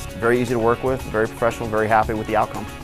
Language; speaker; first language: English; native; English